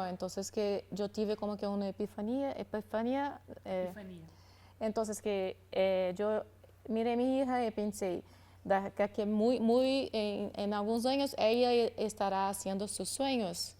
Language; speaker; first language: Spanish; non-native, learner; Portuguese